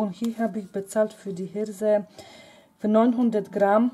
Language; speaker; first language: German; non-native, fluent; Polish